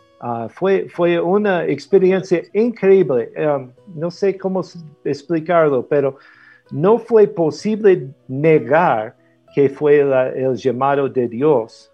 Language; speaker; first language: Spanish; non-native, fluent; English